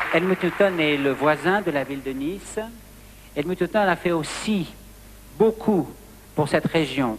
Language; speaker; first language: French; native; French